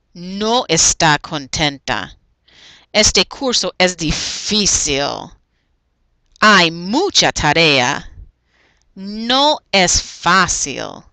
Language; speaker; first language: Spanish; non-native, fluent; English